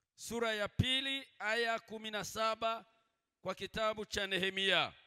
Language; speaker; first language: Swahili; non-native, local second language; Kinyarwanda